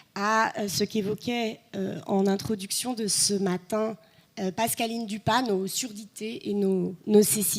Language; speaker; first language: French; native; French